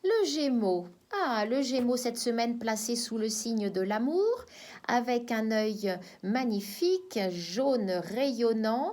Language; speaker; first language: French; native; French